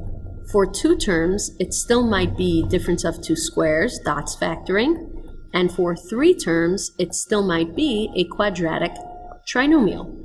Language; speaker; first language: English; native; English